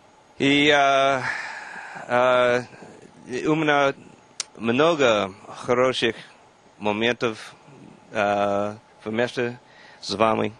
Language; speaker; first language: Russian; non-native, fluent; English